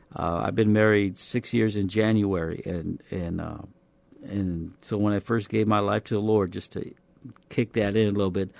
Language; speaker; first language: English; native; English